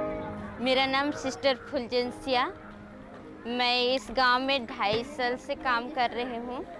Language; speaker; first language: Hindi; non-native, local second language; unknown